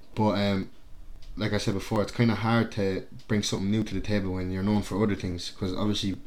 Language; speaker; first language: English; native; English